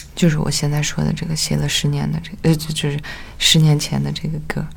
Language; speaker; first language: Chinese; non-native, local second language; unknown